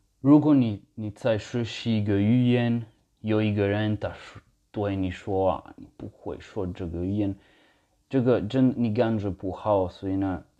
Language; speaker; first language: Chinese; non-native, learner; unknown